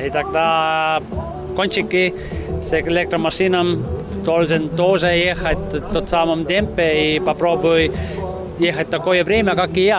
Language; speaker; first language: Russian; non-native, learner; Estonian